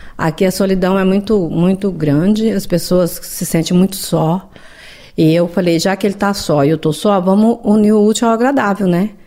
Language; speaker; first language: Portuguese; native; Portuguese